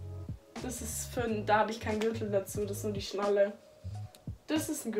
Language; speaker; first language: German; native; German